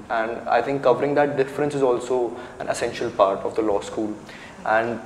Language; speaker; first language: English; non-native, local second language; Hindi